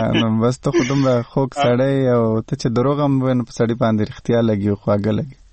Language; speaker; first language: Pashto; native; Pashto